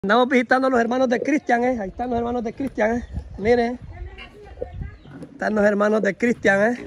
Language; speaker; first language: Spanish; native; Spanish